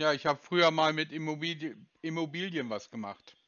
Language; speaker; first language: German; native; German